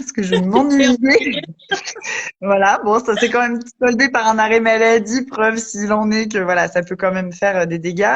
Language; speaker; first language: French; native; French